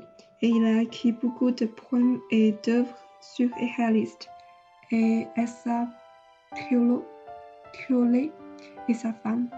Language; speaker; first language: French; non-native, learner; Chinese